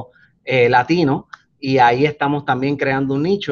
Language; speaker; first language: Spanish; native; Spanish